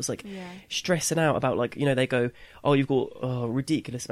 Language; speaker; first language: English; native; English